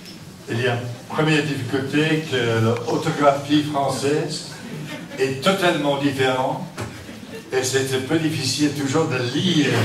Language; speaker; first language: French; non-native, fluent; English